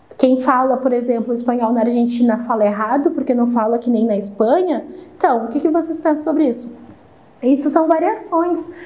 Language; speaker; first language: Portuguese; native; Portuguese